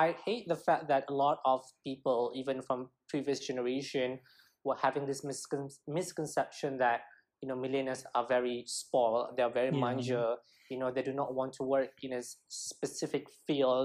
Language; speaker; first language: English; non-native, local second language; Malay